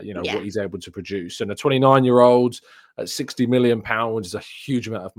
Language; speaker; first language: English; native; English